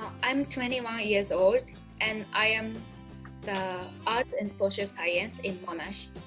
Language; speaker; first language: English; non-native, learner; Japanese